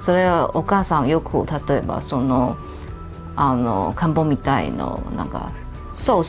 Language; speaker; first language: Japanese; non-native, fluent; Chinese